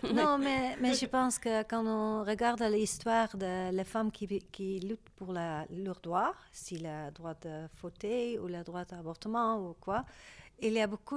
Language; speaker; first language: French; non-native, learner; Dutch